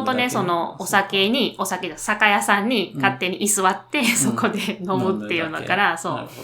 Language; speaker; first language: Japanese; native; Japanese